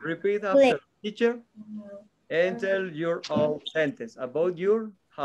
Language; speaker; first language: English; non-native, learner; Spanish